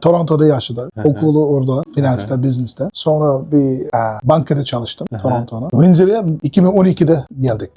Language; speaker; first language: Turkish; non-native, learner; Uyghur